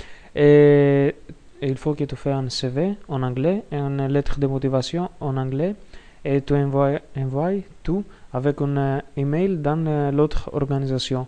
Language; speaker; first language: French; non-native, learner; Greek